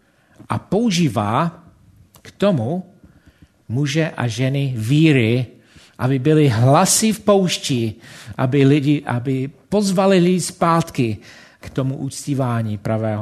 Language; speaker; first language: Czech; non-native, fluent; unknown